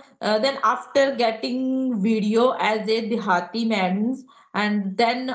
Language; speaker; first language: English; non-native, local second language; Hindi